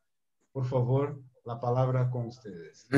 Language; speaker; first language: Spanish; non-native, fluent; Portuguese